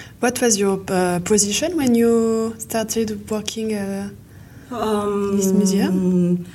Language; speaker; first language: English; non-native, fluent; French